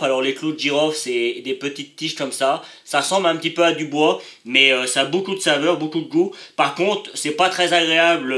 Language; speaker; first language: French; native; French